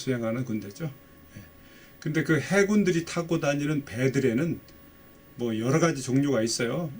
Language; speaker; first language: Korean; native; Korean